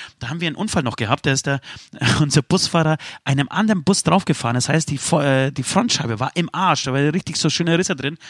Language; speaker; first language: German; early bilingual, other home language; Polish